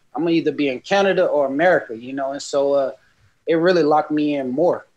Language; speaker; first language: English; native; English